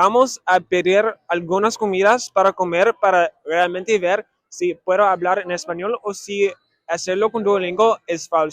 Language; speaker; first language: Spanish; non-native, learner; English